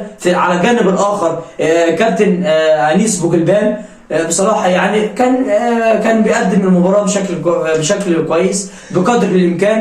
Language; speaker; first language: Arabic; native; Arabic